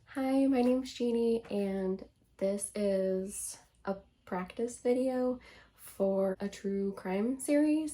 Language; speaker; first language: English; native; English